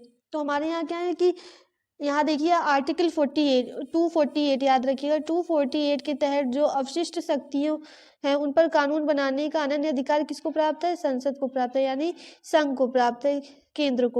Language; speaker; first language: Hindi; native; Hindi